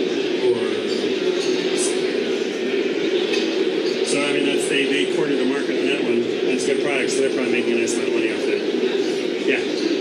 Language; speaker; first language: English; native; English